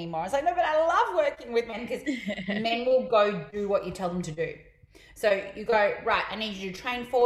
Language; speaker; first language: English; native; English